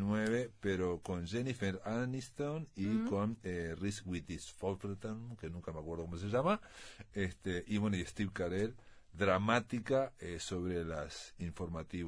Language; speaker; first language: Spanish; native; Spanish